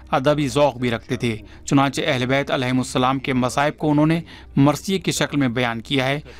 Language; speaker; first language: Urdu; native; Urdu